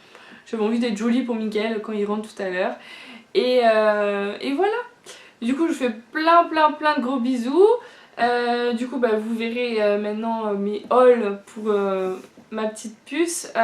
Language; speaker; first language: French; native; French